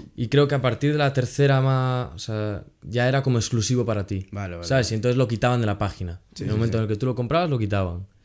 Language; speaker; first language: Spanish; native; Spanish